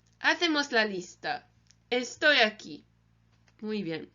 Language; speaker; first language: Spanish; non-native, learner; English